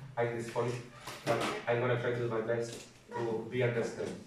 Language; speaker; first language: English; non-native, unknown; Spanish